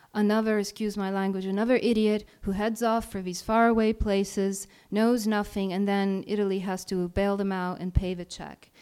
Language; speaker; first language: English; non-native, fluent; Italian